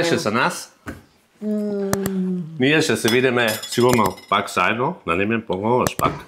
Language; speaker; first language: Bulgarian; non-native, learner; German